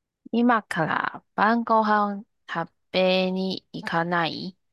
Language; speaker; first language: Japanese; non-native, learner; Chinese